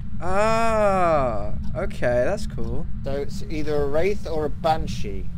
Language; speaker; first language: English; native; English